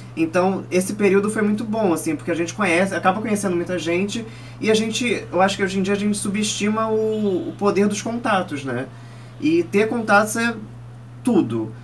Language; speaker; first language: Portuguese; native; Portuguese